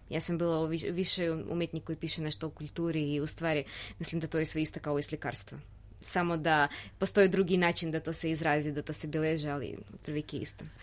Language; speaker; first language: Serbian; non-native, fluent; Russian